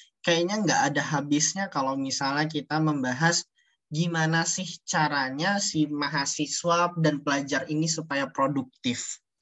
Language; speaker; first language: Indonesian; native; Indonesian